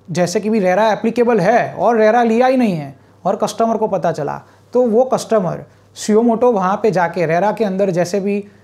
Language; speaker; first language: Hindi; non-native, local second language; Gujarati